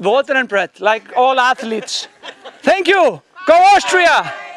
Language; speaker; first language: English; non-native, fluent; Icelandic